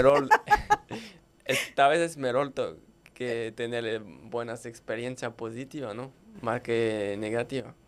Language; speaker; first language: Spanish; non-native, learner; French